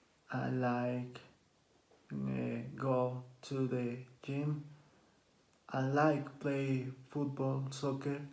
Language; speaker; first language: English; non-native, learner; Spanish